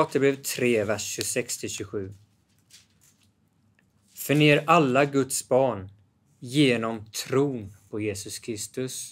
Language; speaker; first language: Swedish; native; Swedish